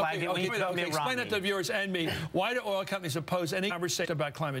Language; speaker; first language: English; native; English